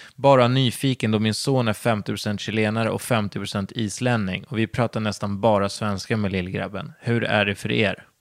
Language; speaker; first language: Swedish; native; Swedish